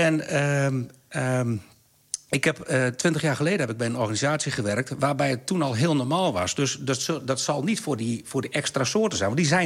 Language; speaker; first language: Dutch; native; Dutch